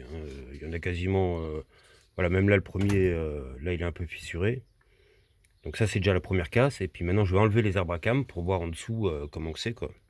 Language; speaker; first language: French; native; French